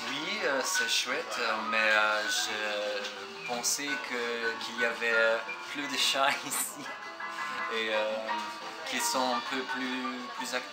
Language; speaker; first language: French; non-native, fluent; German